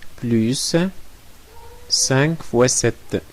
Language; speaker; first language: French; non-native, local second language; Arabic